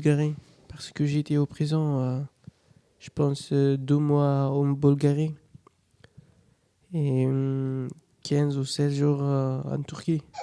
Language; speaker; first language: French; non-native, learner; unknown